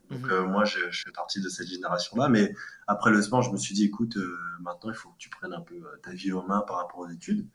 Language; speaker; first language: French; native; French